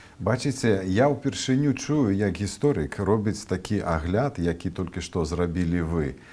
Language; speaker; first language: Belarusian; native; Belarusian